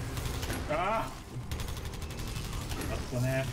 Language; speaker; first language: Japanese; non-native, fluent; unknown